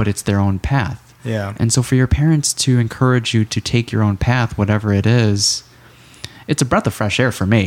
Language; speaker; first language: English; native; English